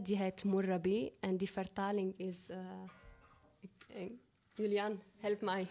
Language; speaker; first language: Dutch; non-native, fluent; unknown